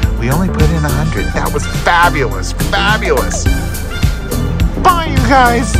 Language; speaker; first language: English; native; English